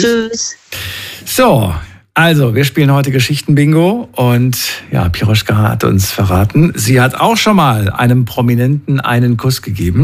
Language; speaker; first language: German; native; German